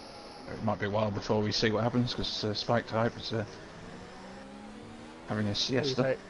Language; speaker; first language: English; native; English